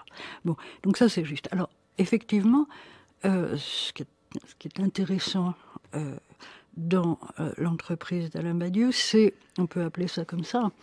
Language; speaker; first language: French; native; French